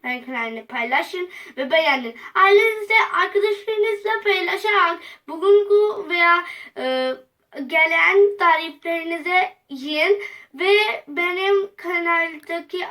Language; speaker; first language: Turkish; non-native, learner; Urdu